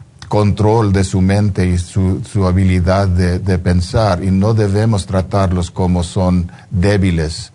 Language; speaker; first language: Spanish; non-native, fluent; English